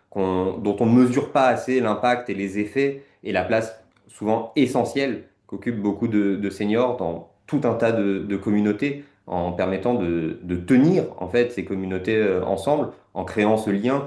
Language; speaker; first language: French; native; French